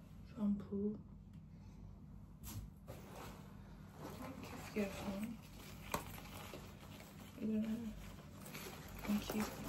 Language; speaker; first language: Persian; native; Persian